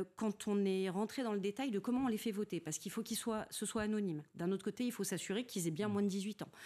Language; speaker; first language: French; native; French